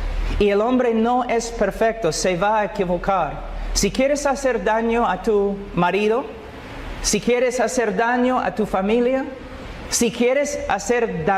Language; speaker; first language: Spanish; non-native, fluent; English